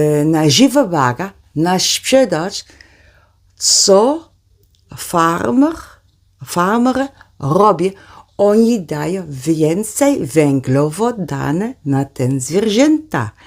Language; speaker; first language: Polish; non-native, learner; Dutch